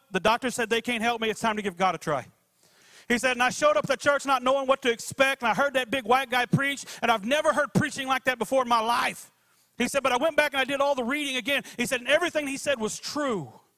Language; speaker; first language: English; native; English